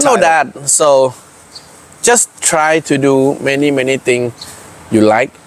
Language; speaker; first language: English; non-native, learner; Thai